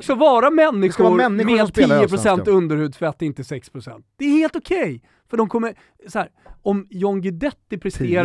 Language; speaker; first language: Swedish; native; Swedish